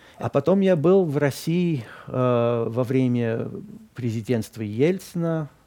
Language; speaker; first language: Russian; non-native, fluent; English